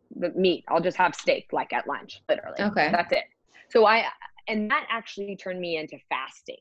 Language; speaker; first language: English; native; English